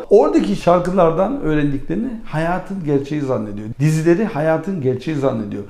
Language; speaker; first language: Turkish; early bilingual, heritage; Turkish